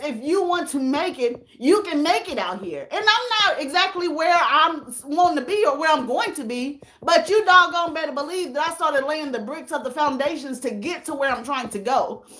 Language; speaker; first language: English; native; English